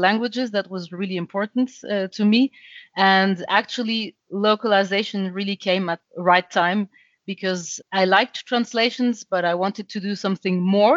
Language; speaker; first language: English; non-native, fluent; French